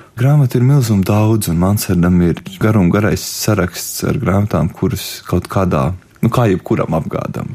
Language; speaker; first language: Latvian; native; Latvian